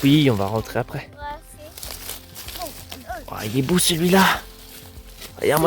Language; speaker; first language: French; native; French